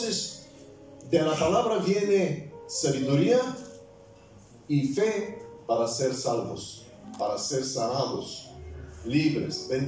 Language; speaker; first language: Spanish; non-native, fluent; Bulgarian